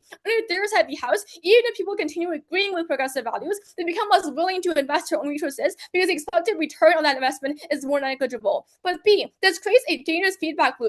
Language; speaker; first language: English; non-native, fluent; Chinese